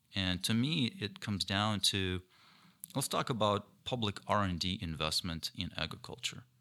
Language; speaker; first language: English; non-native, fluent; Ukrainian